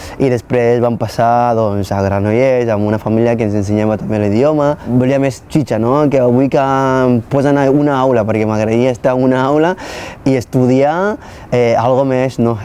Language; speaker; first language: Catalan; non-native, fluent; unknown